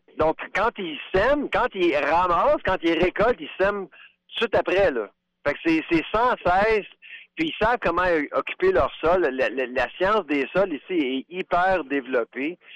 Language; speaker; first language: French; native; French